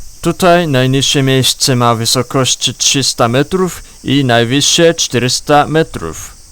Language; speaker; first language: Polish; non-native, learner; Japanese